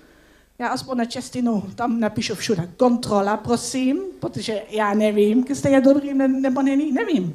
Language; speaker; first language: Czech; non-native, learner; Dutch